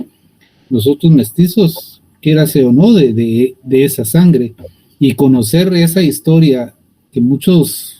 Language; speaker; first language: Spanish; native; Spanish